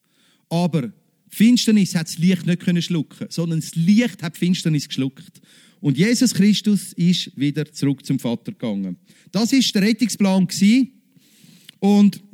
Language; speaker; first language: German; native; German